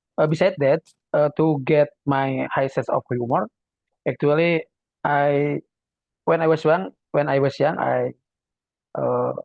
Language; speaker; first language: English; non-native, learner; Indonesian